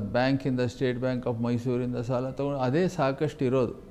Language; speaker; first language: Kannada; native; Kannada